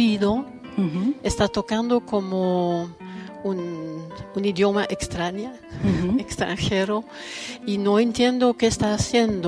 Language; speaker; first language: Spanish; non-native, fluent; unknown